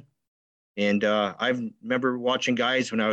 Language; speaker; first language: English; native; English